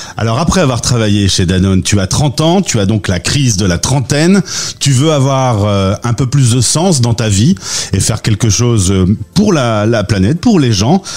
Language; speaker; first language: French; native; French